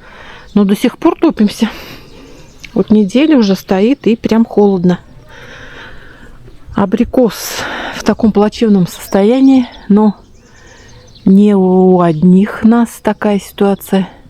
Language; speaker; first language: Russian; native; Russian